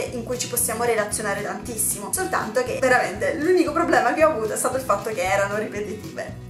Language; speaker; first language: Italian; native; Italian